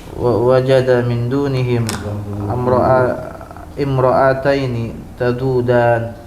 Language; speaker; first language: Arabic; non-native, learner; Indonesian